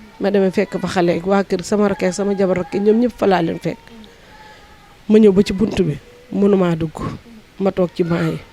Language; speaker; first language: Wolof; native; Wolof